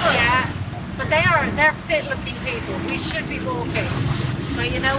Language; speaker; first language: English; native; English